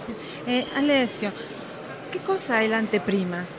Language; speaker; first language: Italian; non-native, learner; French